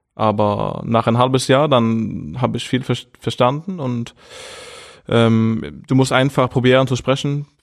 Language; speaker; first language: German; non-native, fluent; Norwegian